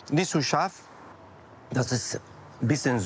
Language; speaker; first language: German; non-native, learner; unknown